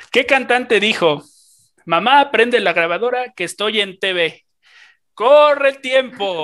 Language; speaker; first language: Spanish; native; Spanish